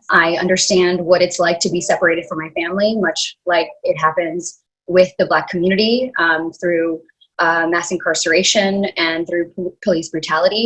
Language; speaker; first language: English; early bilingual, other home language; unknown